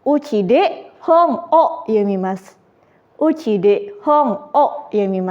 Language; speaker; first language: Japanese; non-native, learner; Indonesian